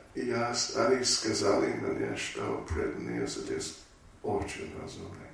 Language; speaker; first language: Russian; non-native, learner; English